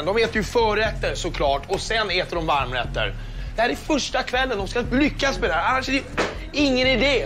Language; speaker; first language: Swedish; native; Swedish